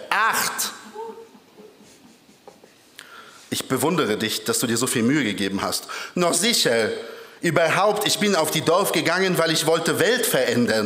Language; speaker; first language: German; early bilingual, other home language; Polish